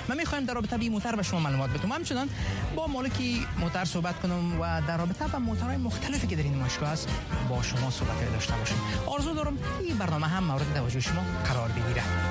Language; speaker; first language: Persian; native; Persian